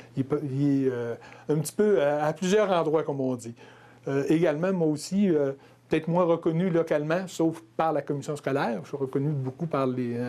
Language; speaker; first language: French; native; French